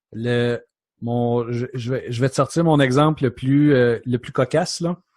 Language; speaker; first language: French; native; French